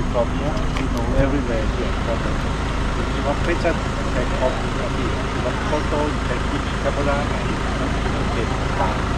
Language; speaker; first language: English; non-native, learner; Thai